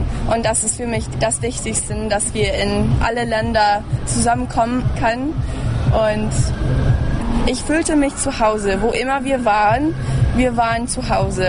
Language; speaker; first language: German; early bilingual, heritage; English